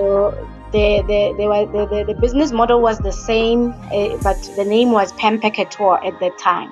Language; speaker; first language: English; non-native, local second language; Tswana